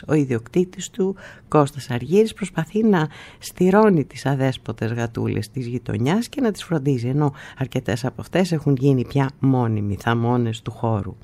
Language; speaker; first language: Greek; native; Greek